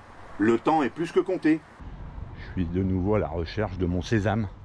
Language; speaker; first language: French; native; French